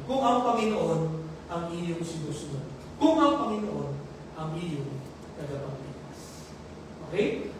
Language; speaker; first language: Filipino; native; Filipino